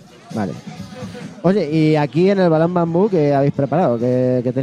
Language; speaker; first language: Spanish; native; Spanish